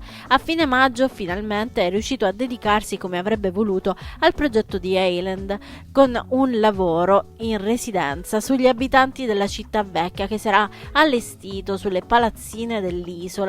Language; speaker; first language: Italian; native; Italian